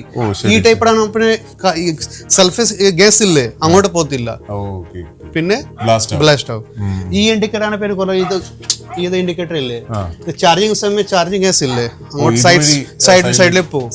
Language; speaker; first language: Malayalam; non-native, learner; Hindi